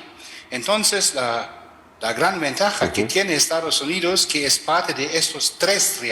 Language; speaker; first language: Spanish; non-native, fluent; German